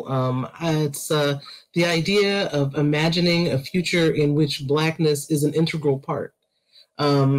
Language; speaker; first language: English; native; English